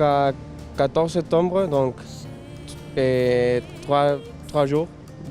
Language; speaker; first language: French; non-native, learner; Spanish